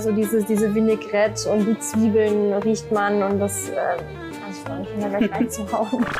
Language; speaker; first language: German; native; German